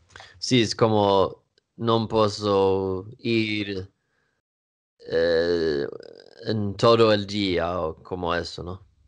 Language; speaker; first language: Italian; non-native, learner; Swedish